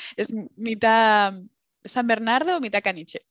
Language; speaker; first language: Spanish; native; Spanish